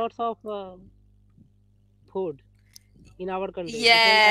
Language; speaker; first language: English; non-native, learner; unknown